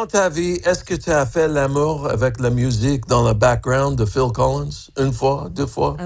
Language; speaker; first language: French; non-native, fluent; English